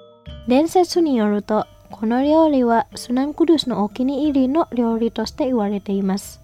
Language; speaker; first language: Japanese; non-native, fluent; Indonesian